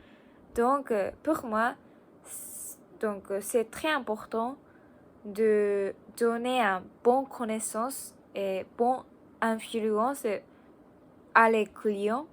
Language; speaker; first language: French; non-native, learner; Japanese